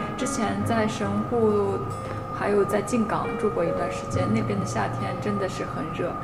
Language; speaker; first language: Chinese; non-native, local second language; Tibetan